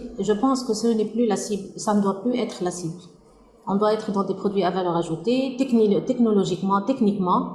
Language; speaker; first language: French; non-native, local second language; Arabic